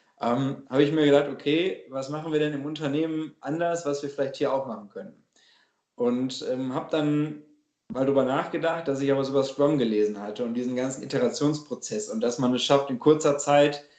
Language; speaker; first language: German; native; German